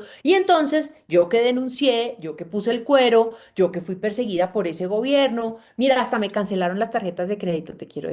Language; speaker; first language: Spanish; native; Spanish